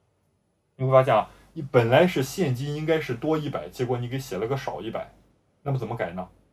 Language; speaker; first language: Chinese; native; Chinese